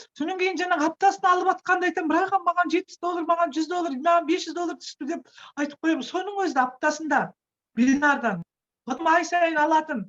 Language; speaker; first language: Kazakh; non-native, local second language; Russian